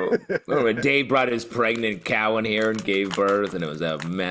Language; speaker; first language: English; native; English